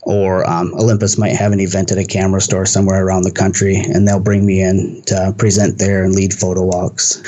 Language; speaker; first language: English; native; English